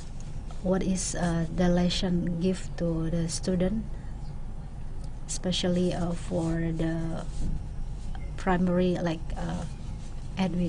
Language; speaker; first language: English; non-native, local second language; Indonesian